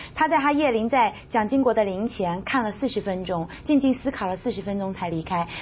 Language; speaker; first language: Chinese; native; Chinese